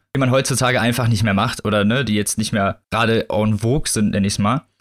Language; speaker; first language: German; native; German